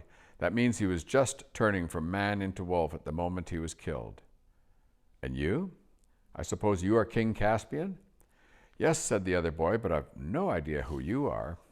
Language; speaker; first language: English; native; English